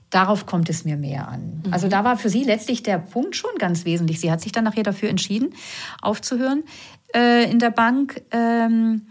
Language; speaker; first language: German; native; German